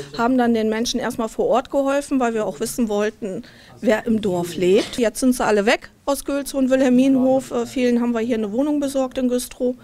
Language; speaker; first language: German; native; German